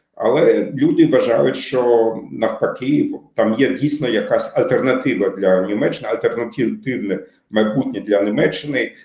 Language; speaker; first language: Ukrainian; non-native, fluent; German